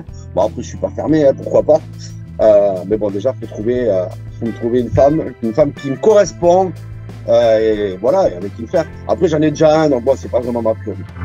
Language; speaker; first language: French; native; French